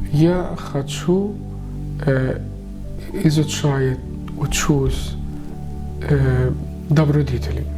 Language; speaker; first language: Russian; non-native, learner; Arabic